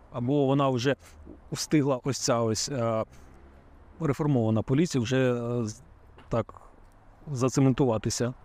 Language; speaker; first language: Ukrainian; native; Ukrainian